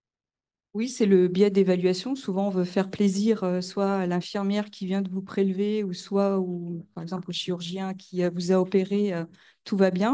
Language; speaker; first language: French; native; French